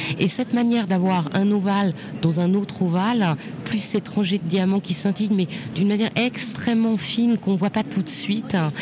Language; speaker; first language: French; native; French